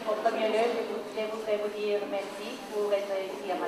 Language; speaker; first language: French; non-native, learner; Spanish